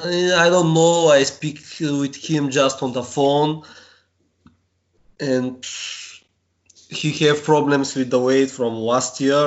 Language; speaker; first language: English; non-native, learner; Bulgarian